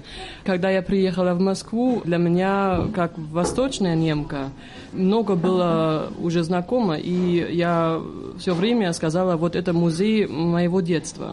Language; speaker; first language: Russian; non-native, fluent; German